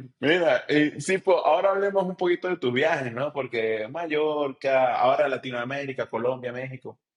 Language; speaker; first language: Spanish; native; Spanish